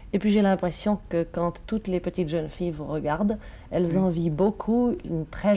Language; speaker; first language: French; native; French